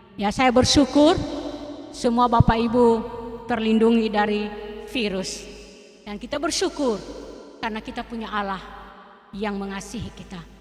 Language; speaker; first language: Indonesian; non-native, local second language; Nias